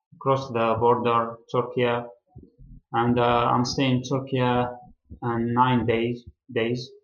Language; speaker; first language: English; non-native, learner; Arabic